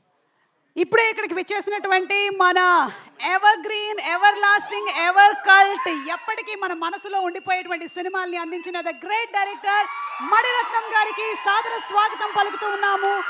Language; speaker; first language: Telugu; native; Telugu